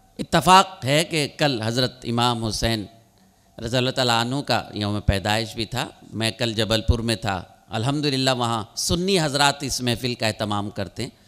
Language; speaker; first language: Urdu; native; Urdu